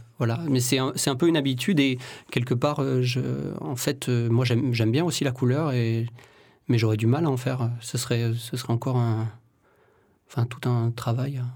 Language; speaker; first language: French; native; French